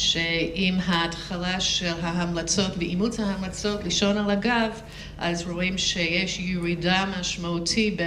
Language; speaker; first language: Hebrew; non-native, fluent; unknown